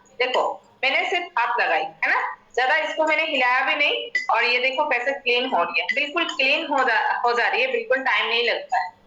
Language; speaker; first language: Hindi; non-native, local second language; Assamese